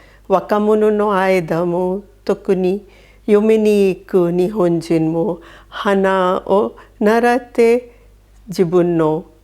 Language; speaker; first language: Japanese; non-native, fluent; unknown